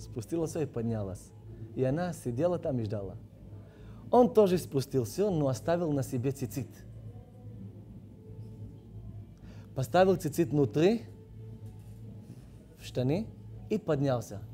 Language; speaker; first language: Russian; non-native, learner; Hebrew